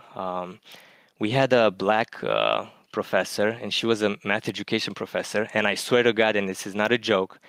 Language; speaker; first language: English; non-native, fluent; Romanian